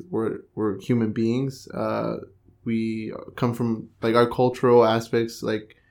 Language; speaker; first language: English; native; English